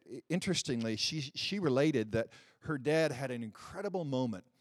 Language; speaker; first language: English; early bilingual, other home language; Dutch